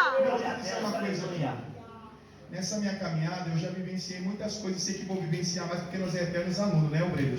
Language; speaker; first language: Portuguese; native; Portuguese